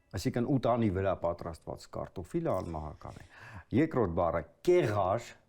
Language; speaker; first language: Armenian; native; Armenian